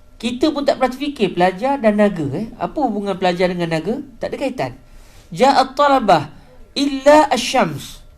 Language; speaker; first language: Malay; native; Malay